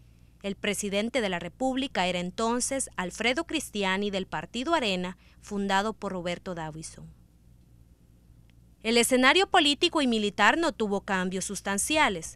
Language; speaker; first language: Spanish; native; Spanish